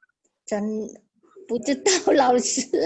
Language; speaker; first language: Chinese; non-native, learner; Indonesian